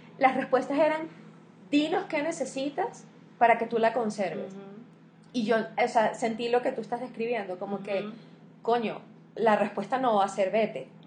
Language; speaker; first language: Spanish; native; Spanish